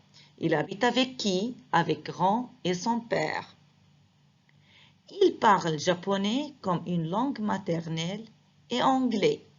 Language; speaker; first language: French; non-native, fluent; Arabic